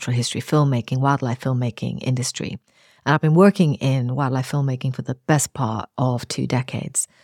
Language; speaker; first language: English; native; English